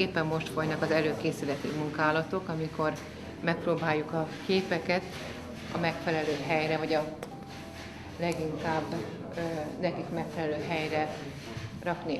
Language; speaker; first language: Hungarian; native; Hungarian